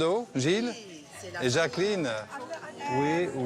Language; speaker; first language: French; native; French